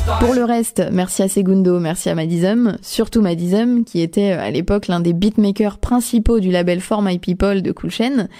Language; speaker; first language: French; native; French